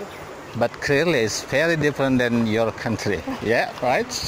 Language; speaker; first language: English; non-native, learner; Indonesian